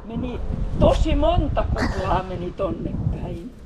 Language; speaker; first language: Finnish; native; Finnish